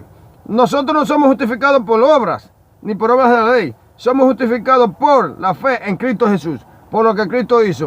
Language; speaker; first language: Spanish; native; Spanish